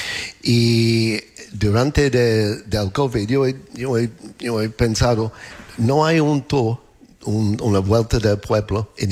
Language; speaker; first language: Spanish; non-native, learner; English